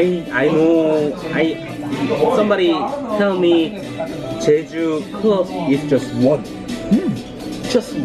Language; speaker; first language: English; non-native, learner; Korean